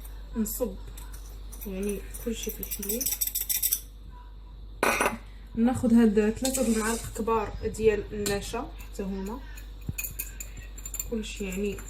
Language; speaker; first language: Arabic; native; Arabic